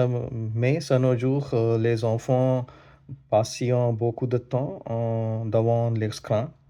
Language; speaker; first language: French; non-native, learner; Hindi